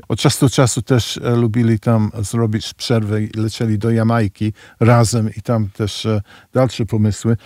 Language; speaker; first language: Polish; early bilingual, heritage; Polish